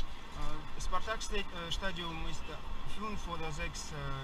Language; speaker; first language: German; non-native, learner; Russian